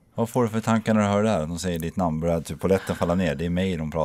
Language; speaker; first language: Swedish; native; Swedish